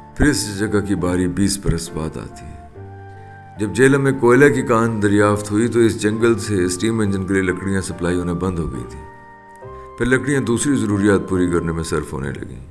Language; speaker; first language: Urdu; non-native, local second language; Punjabi